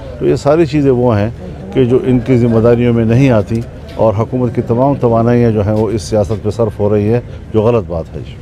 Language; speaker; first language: Urdu; non-native, local second language; Pashto